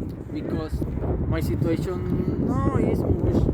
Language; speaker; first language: English; non-native, learner; Spanish